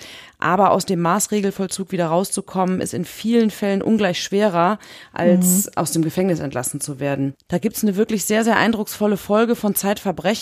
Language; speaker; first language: German; native; German